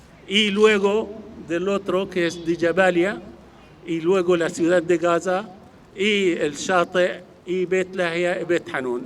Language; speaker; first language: Spanish; non-native, fluent; Arabic